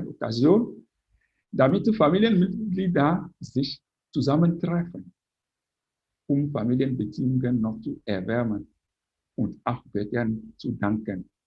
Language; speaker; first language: German; non-native, fluent; French